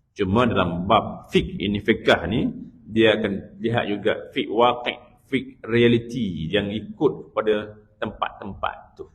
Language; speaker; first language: Malay; native; Malay